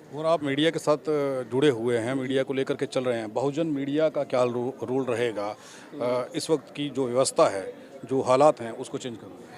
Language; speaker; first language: Hindi; native; Hindi